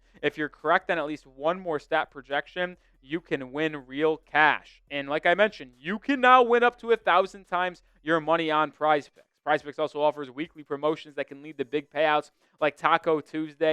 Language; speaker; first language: English; native; English